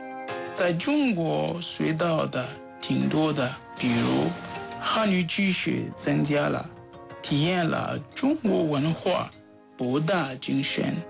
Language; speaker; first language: Chinese; non-native, fluent; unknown